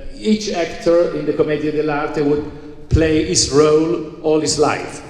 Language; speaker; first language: English; non-native, fluent; Italian